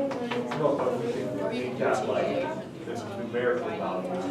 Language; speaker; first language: English; native; English